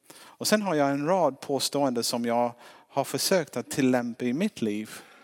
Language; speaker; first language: Swedish; non-native, fluent; English